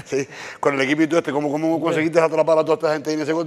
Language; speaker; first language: Spanish; native; Spanish